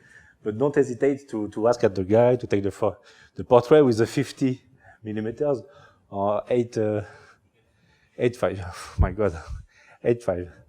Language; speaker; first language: English; non-native, learner; French